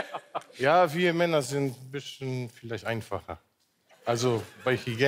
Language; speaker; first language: German; non-native, local second language; Polish